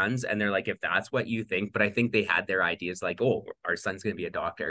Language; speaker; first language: English; native; English